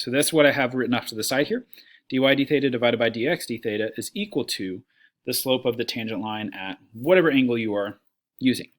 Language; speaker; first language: English; native; English